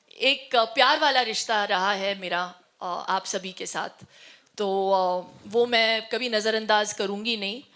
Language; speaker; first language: Hindi; non-native, local second language; Tulu